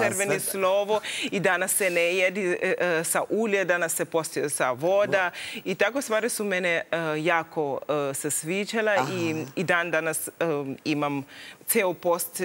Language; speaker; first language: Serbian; non-native, learner; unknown